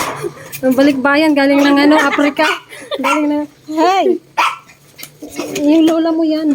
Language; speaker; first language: Filipino; native; Filipino